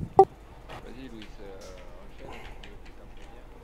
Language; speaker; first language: French; native; French